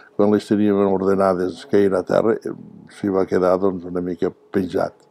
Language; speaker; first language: Catalan; native; Catalan